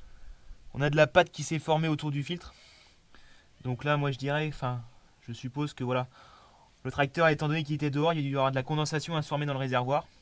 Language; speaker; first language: French; native; French